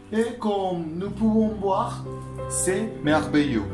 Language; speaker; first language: French; non-native, learner; Spanish